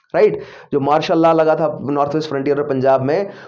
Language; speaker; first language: Hindi; native; Hindi